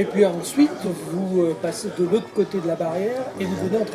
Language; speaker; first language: French; native; French